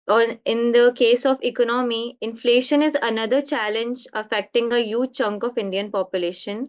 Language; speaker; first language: English; non-native, local second language; Hindi